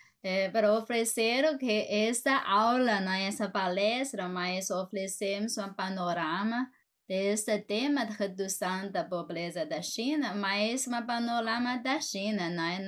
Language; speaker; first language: Portuguese; non-native, fluent; Chinese